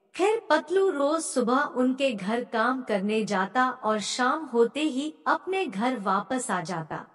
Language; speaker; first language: Hindi; native; Hindi